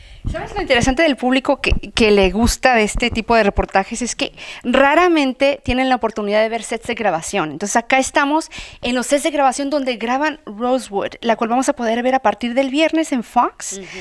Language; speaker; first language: Spanish; native; Spanish